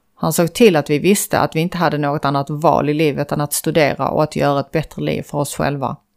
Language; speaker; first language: Swedish; early bilingual, other home language; Persian